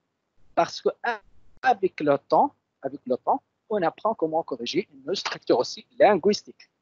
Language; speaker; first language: French; non-native, local second language; Arabic